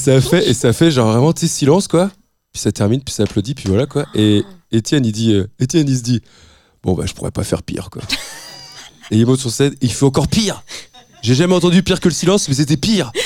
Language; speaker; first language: French; native; French